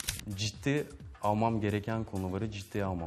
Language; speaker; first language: Turkish; non-native, fluent; Russian